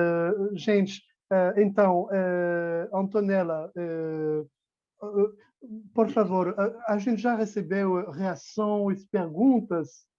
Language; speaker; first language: Portuguese; non-native, fluent; French